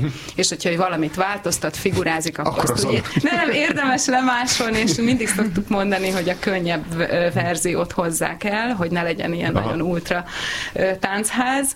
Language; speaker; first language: Hungarian; native; Hungarian